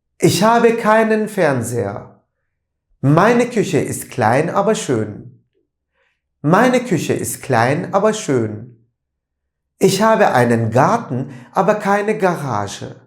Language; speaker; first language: German; non-native, fluent; Turkish